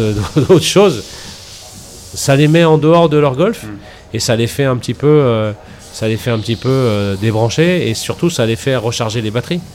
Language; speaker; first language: French; native; French